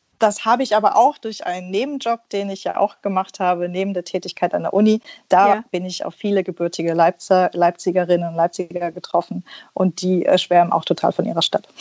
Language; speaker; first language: German; early bilingual, other home language; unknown